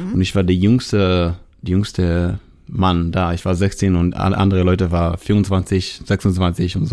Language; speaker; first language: German; non-native, learner; Hebrew